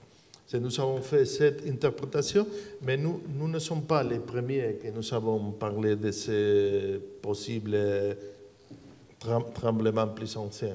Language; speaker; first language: French; non-native, learner; Spanish